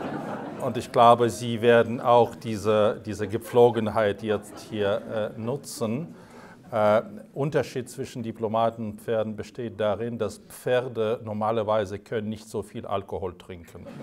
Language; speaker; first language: German; non-native, fluent; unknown